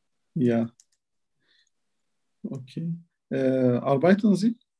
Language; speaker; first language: German; non-native, learner; Turkish